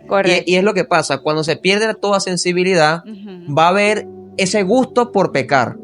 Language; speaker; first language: Spanish; native; Spanish